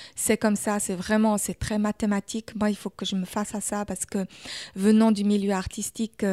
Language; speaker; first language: French; early bilingual, other home language; German